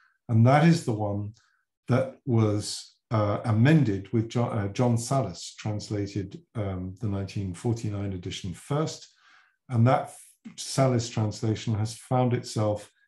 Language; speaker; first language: English; native; English